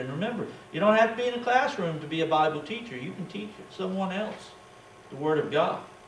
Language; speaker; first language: English; native; English